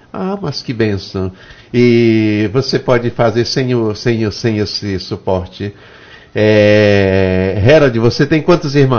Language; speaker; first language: Portuguese; native; Portuguese